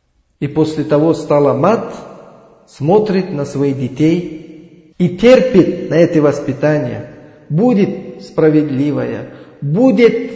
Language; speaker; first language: Russian; non-native, learner; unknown